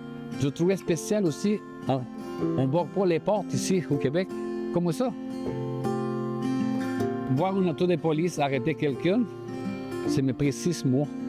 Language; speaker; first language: French; non-native, fluent; Spanish